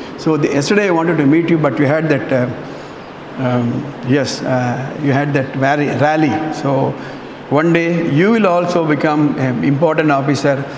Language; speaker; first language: English; non-native, local second language; Tamil